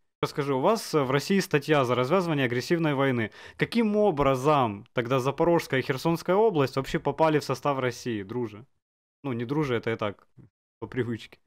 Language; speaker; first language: Russian; native; Russian